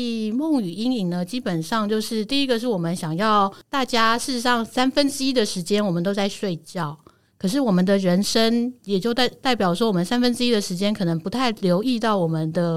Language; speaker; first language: Chinese; native; Chinese